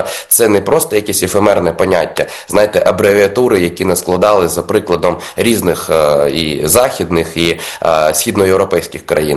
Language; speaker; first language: Ukrainian; native; Ukrainian